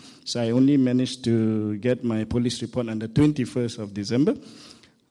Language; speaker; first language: English; non-native, local second language; Malay